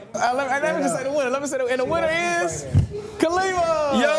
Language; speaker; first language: English; native; English